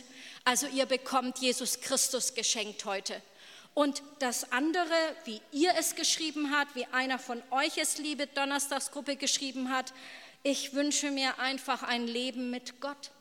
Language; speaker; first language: German; native; German